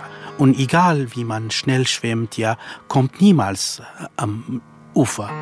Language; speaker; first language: German; non-native, fluent; Kurdish